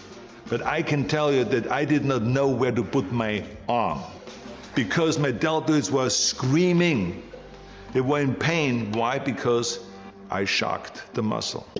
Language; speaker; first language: English; non-native, fluent; German